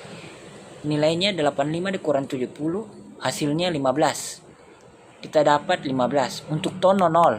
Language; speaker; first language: Indonesian; native; Indonesian